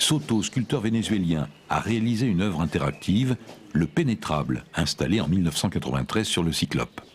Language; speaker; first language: French; native; French